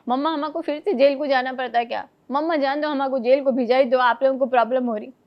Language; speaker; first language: Hindi; non-native, local second language; Telugu